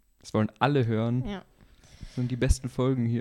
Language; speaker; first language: German; native; German